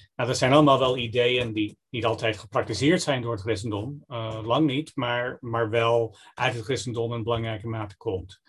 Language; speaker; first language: Dutch; non-native, fluent; English